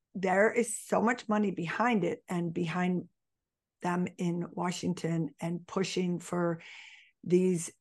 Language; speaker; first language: English; native; English